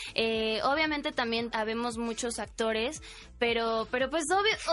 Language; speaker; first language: Spanish; native; Spanish